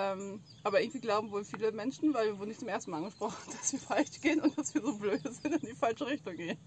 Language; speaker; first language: German; native; German